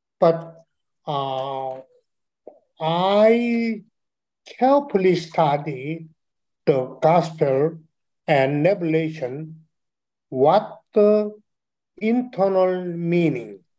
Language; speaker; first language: English; non-native, learner; Chinese